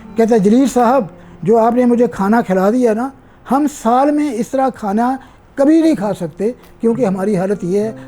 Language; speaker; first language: Urdu; non-native, local second language; Punjabi